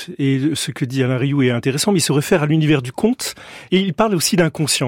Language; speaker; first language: French; native; French